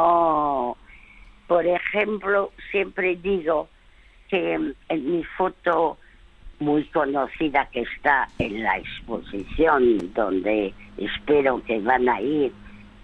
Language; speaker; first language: Spanish; early bilingual, other home language; French